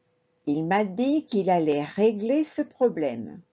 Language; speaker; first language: French; non-native, fluent; Spanish